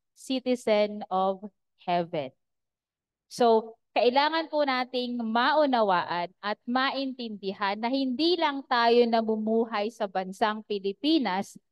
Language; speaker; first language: Filipino; non-native, local second language; Bikol